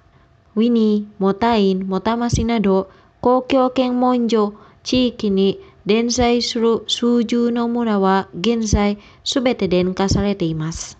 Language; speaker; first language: Japanese; non-native, fluent; Indonesian